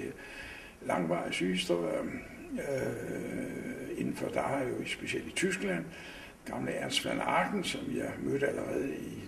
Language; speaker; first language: Danish; native; Danish